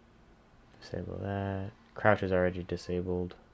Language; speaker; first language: English; native; English